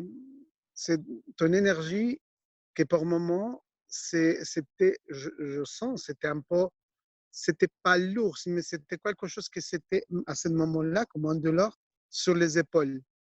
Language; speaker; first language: French; non-native, fluent; Spanish